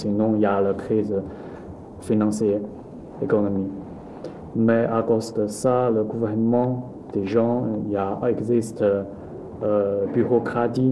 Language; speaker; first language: French; non-native, learner; Chinese